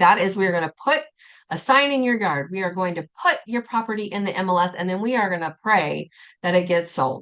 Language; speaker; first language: English; native; English